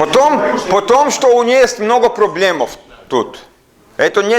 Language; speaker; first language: Russian; non-native, learner; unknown